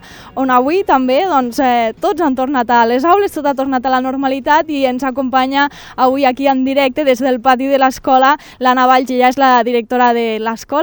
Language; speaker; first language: Catalan; native; Catalan